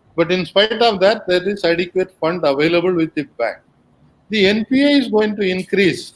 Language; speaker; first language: English; non-native, local second language; Tamil